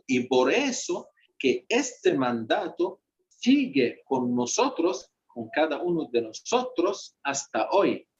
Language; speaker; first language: Spanish; non-native, fluent; Arabic